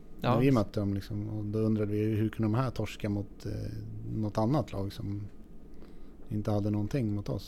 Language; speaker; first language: Swedish; native; Swedish